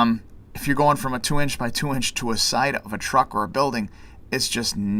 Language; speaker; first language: English; native; English